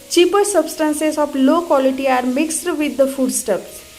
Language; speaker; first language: English; non-native, local second language; Marathi